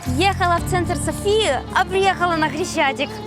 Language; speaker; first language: Russian; native; Russian